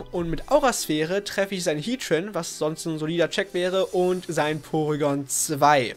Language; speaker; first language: German; native; German